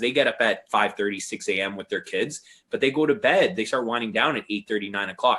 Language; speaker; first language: English; native; English